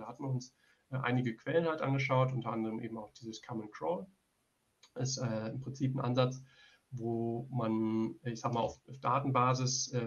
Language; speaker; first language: German; native; German